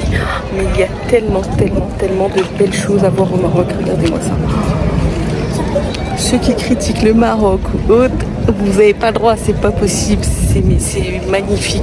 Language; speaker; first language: French; early bilingual, other home language; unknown